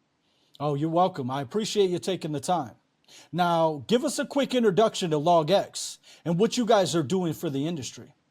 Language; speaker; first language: English; native; English